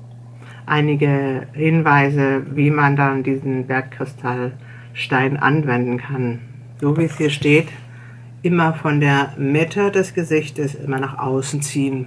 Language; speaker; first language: German; native; German